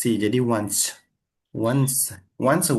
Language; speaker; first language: English; non-native, local second language; Indonesian